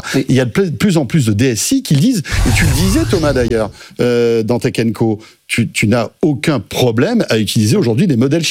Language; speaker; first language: French; native; French